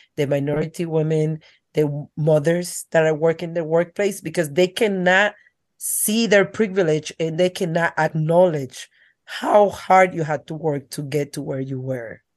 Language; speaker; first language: English; non-native, fluent; Spanish